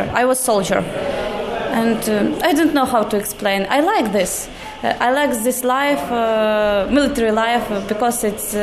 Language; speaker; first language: English; non-native, learner; Ukrainian